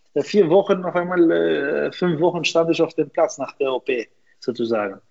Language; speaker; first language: German; non-native, fluent; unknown